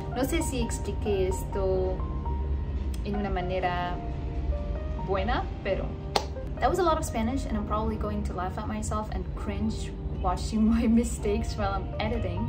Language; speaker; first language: English; non-native, fluent; Arabic